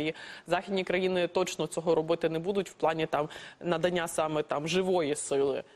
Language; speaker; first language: Ukrainian; native; Ukrainian